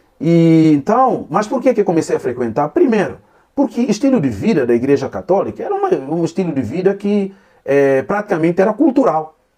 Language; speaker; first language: Portuguese; non-native, local second language; Upper Guinea Crioulo